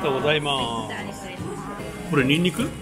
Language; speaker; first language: Japanese; native; Japanese